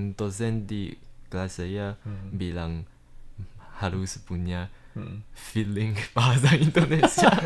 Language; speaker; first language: Indonesian; early bilingual, heritage; Indonesian